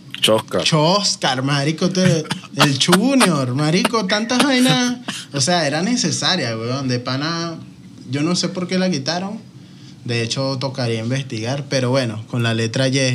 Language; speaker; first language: Spanish; native; Spanish